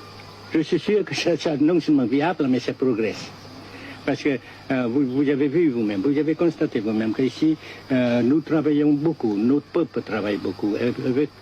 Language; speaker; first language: French; non-native, fluent; Vietnamese